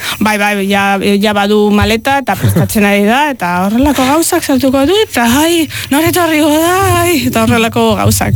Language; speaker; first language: Basque; non-native, local second language; Spanish